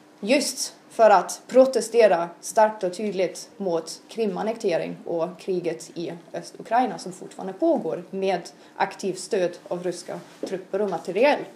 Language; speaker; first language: Swedish; non-native, fluent; German